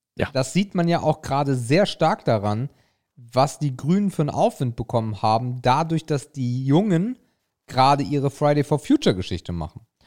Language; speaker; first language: German; native; German